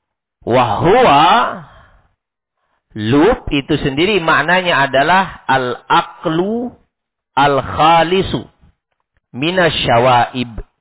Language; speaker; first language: Indonesian; native; Indonesian